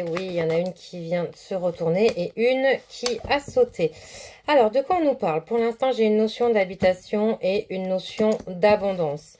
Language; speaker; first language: French; native; French